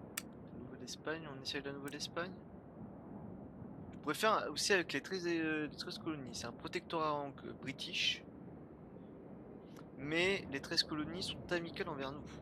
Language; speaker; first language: French; native; French